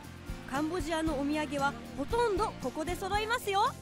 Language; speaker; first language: Japanese; native; Japanese